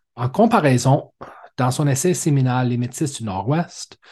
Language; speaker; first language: French; native; French